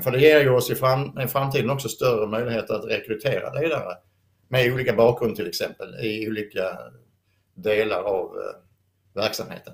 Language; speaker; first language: Swedish; native; Swedish